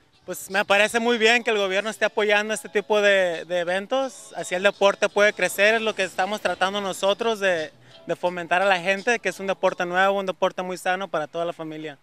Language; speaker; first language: Spanish; native; Spanish